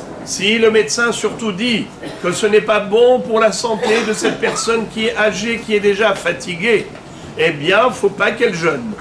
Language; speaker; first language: French; native; French